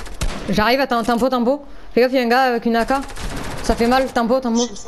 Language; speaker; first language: French; native; French